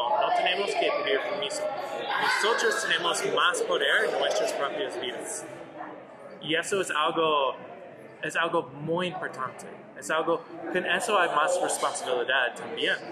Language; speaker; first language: Spanish; non-native, learner; English